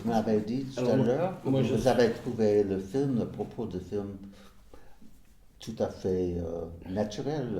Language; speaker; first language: French; non-native, fluent; English